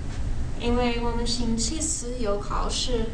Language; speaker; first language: Chinese; non-native, learner; English